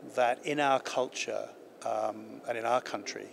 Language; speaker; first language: English; native; English